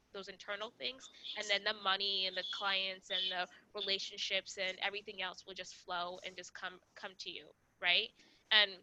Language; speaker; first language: English; non-native, local second language; Kinyarwanda